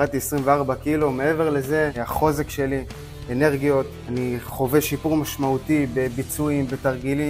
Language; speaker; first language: Hebrew; native; Hebrew